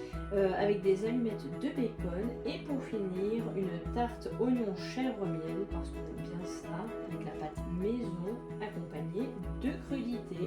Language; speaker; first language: French; native; French